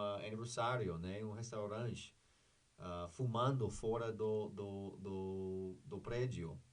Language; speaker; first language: Portuguese; non-native, fluent; English